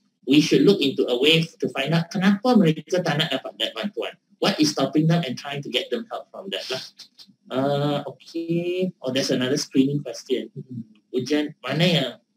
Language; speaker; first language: English; non-native, local second language; Malay